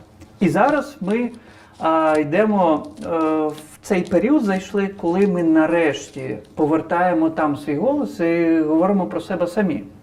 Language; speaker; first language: Ukrainian; non-native, fluent; Crimean Tatar